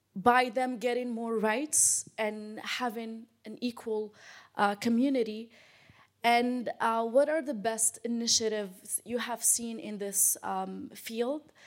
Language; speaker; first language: English; non-native, fluent; Arabic